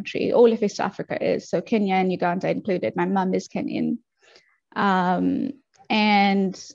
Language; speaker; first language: English; native; English